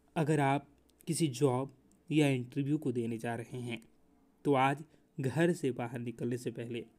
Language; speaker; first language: Hindi; native; Hindi